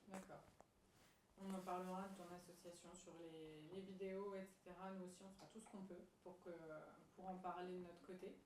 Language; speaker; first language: French; native; French